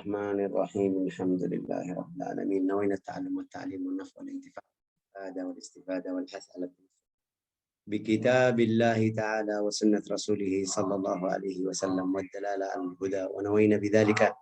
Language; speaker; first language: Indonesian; non-native, fluent; Arabic